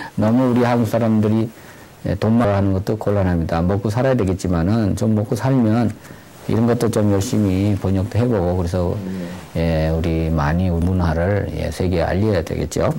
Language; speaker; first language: Korean; native; Korean